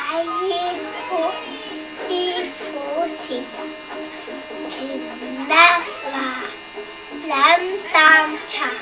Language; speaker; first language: Cantonese; early bilingual, heritage; Cantonese